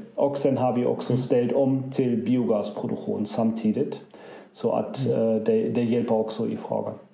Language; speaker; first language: Swedish; non-native, fluent; German